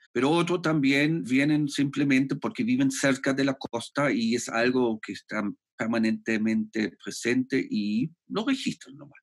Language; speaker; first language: Spanish; non-native, fluent; German